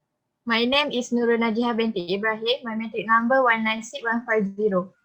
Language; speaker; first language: English; non-native, local second language; Malay